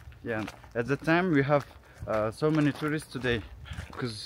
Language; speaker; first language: English; non-native, learner; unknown